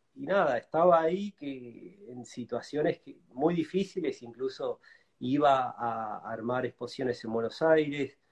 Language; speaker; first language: Spanish; native; Spanish